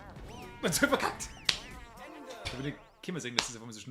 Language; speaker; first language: German; native; German